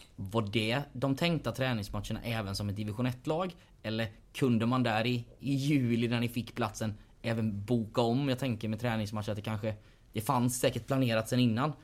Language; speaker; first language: Swedish; native; Swedish